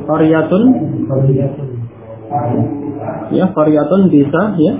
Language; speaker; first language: Arabic; non-native, fluent; Indonesian